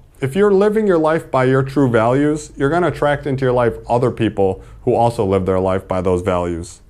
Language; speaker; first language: English; native; English